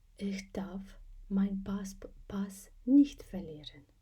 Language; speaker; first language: German; non-native, fluent; Ukrainian